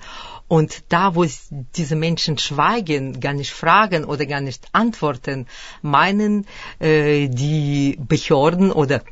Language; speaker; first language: German; early bilingual, other home language; Russian